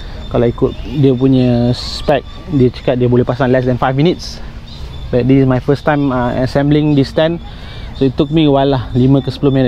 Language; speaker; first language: English; non-native, local second language; Malay